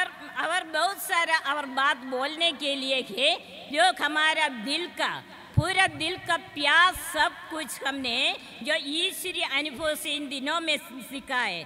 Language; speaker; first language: Hindi; non-native, local second language; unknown